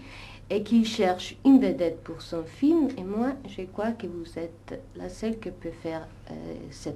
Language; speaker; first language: French; non-native, fluent; Italian